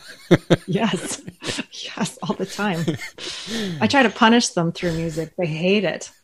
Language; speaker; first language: English; native; English